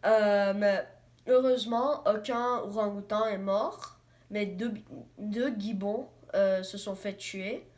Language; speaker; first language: French; non-native, learner; English